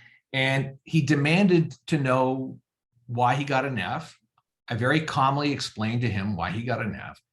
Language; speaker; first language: English; native; English